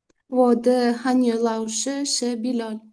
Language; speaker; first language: Chinese; non-native, learner; Uzbek